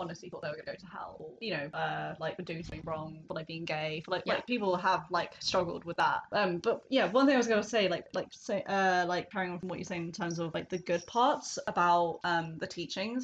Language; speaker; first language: English; native; English